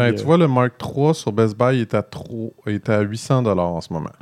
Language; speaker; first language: French; native; French